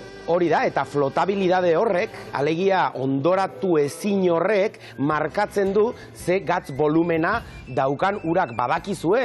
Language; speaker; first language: Basque; native; Basque